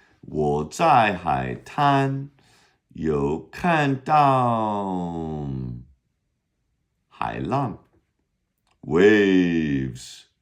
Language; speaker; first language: Chinese; non-native, fluent; English